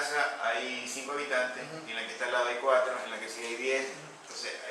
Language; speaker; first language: Spanish; native; Spanish